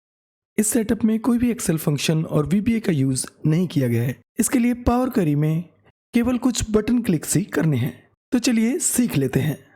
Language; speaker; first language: Hindi; native; Hindi